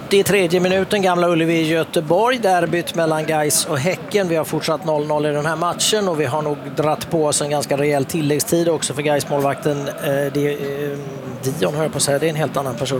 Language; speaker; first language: Swedish; native; Swedish